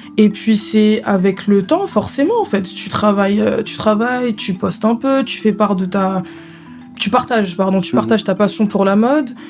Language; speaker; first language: French; native; French